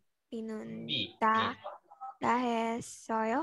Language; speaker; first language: Korean; non-native, learner; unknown